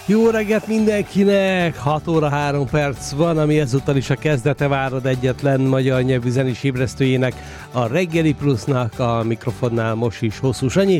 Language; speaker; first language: Hungarian; native; Hungarian